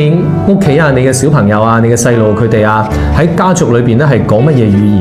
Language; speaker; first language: Cantonese; native; Cantonese